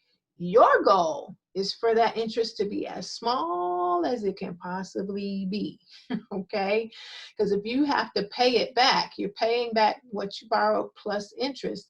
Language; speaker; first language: English; native; English